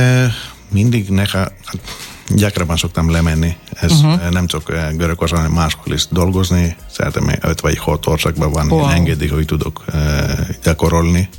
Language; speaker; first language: Hungarian; non-native, fluent; Greek